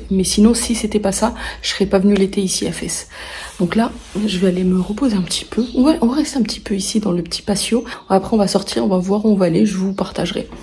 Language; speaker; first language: French; early bilingual, other home language; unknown